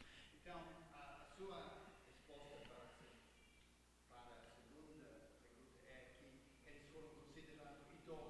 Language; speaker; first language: Portuguese; non-native, fluent; English